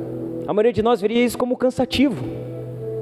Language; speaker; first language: Portuguese; native; Portuguese